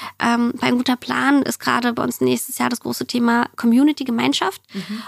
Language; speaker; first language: German; early bilingual, other home language; Russian